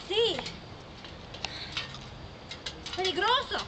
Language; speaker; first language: Spanish; non-native, learner; English